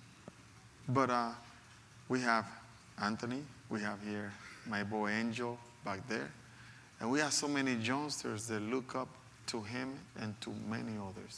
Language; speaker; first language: English; non-native, fluent; Spanish